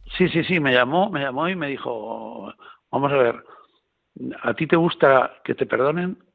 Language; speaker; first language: Spanish; native; Spanish